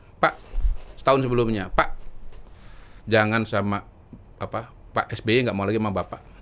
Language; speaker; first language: Indonesian; native; Indonesian